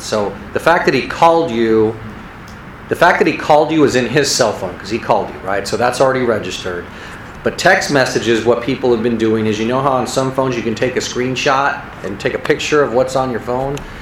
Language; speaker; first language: English; native; English